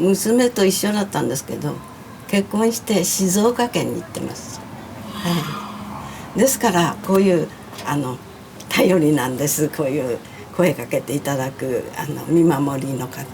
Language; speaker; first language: Japanese; native; Japanese